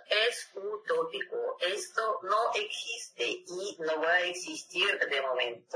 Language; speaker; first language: Spanish; non-native, fluent; Russian